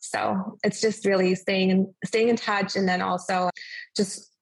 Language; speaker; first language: English; non-native, fluent; German